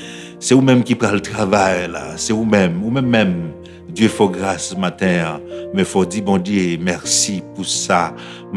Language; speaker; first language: French; non-native, local second language; Haitian Creole